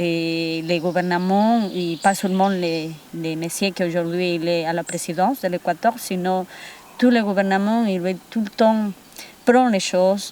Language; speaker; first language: French; non-native, fluent; Spanish